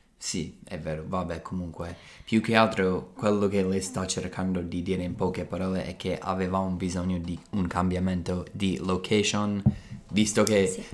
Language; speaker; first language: Italian; non-native, fluent; English